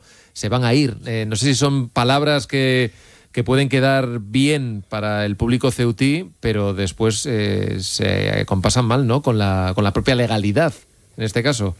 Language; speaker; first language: Spanish; native; Spanish